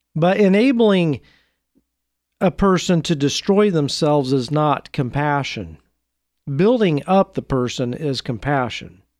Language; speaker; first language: English; native; English